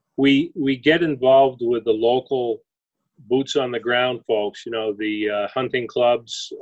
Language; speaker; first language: English; native; English